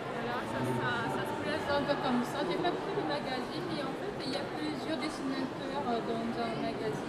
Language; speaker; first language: French; non-native, fluent; Japanese